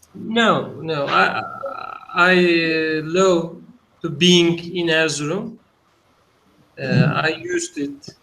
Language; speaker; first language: English; non-native, learner; Turkish